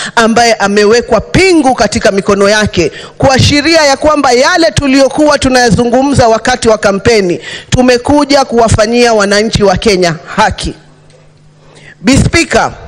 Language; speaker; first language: Swahili; native; Swahili